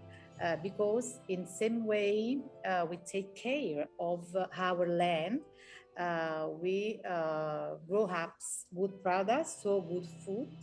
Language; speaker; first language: English; non-native, local second language; Italian